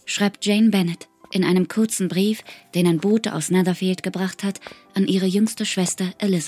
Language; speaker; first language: German; native; German